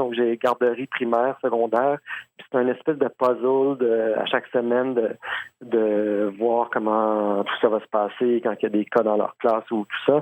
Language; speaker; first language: French; native; French